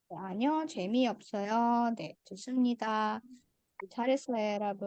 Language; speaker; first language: Korean; non-native, fluent; Indonesian